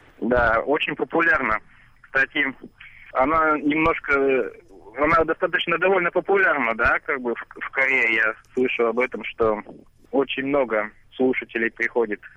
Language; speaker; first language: Russian; native; Russian